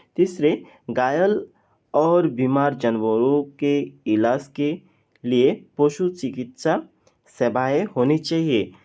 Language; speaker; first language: Hindi; non-native, local second language; Assamese